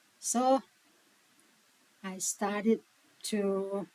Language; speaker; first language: English; non-native, learner; Thai